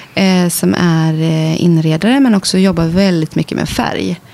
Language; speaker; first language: Swedish; native; Swedish